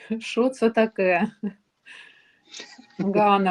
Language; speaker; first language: Ukrainian; non-native, learner; Russian